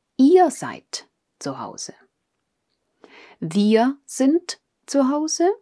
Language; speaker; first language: German; non-native, fluent; Russian